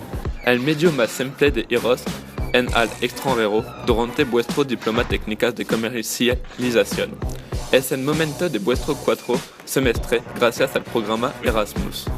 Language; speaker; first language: Spanish; non-native, learner; French